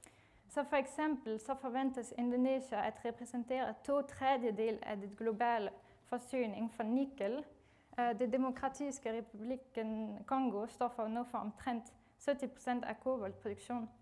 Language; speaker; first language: Norwegian; non-native, fluent; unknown